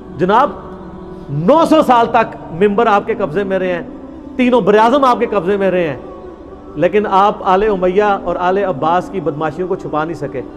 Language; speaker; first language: Urdu; non-native, local second language; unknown